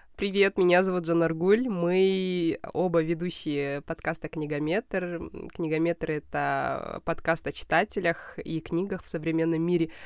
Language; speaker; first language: Russian; non-native, local second language; Kazakh